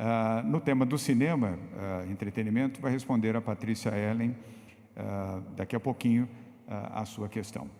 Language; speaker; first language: Portuguese; native; Portuguese